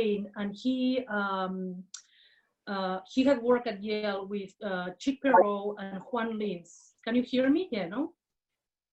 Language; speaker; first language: English; non-native, fluent; Spanish